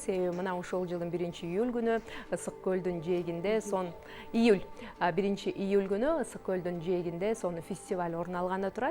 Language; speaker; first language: Kyrgyz; native; Kyrgyz